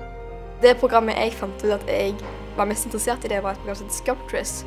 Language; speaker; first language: Norwegian; native; Norwegian